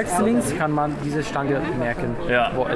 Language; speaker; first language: German; non-native, learner; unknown